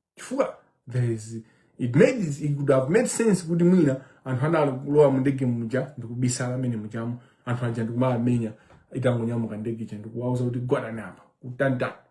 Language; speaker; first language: Nyanja; non-native, local second language; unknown